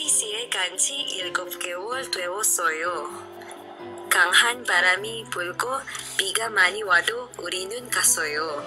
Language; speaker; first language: Korean; non-native, learner; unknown